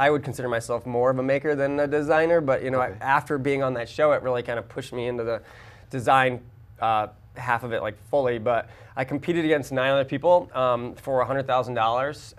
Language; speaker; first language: English; native; English